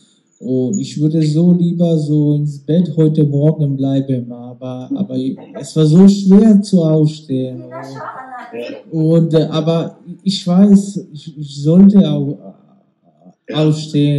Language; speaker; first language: German; non-native, learner; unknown